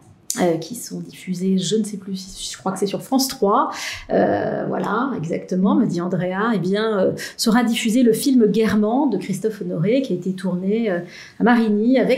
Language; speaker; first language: French; native; French